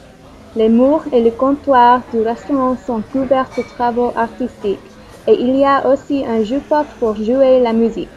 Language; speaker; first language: French; non-native, learner; English